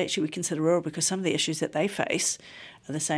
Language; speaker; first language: English; native; English